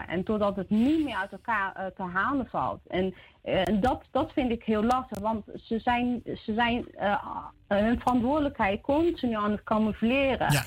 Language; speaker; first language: Dutch; early bilingual, other home language; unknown